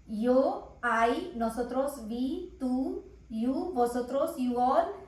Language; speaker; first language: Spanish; non-native, fluent; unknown